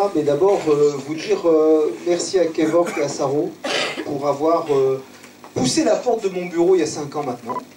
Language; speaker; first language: French; native; French